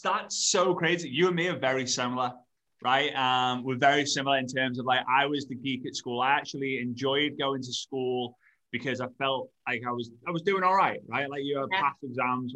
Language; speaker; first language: English; native; English